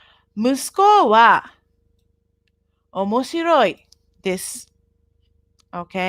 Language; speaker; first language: Japanese; non-native, fluent; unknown